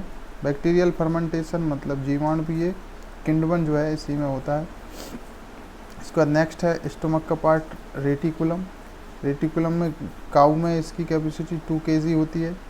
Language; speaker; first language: Hindi; native; Hindi